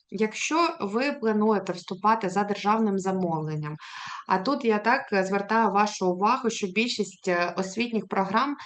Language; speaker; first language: Ukrainian; native; Ukrainian